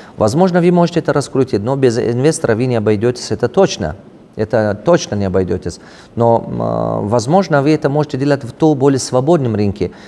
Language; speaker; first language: Russian; non-native, local second language; Tajik